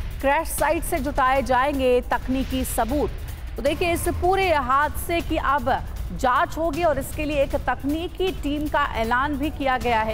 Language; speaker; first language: Hindi; native; Hindi